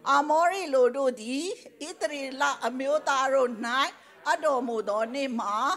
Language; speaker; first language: Burmese; non-native, local second language; Tedim Chin